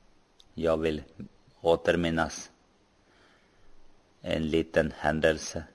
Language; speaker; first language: Swedish; non-native, local second language; Finnish